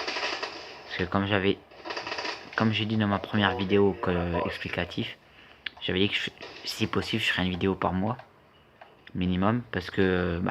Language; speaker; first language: French; native; French